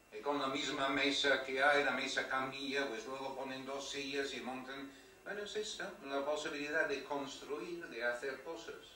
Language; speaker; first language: Spanish; non-native, fluent; English